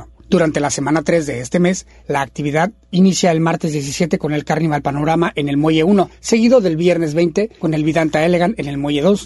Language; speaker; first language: Spanish; native; Spanish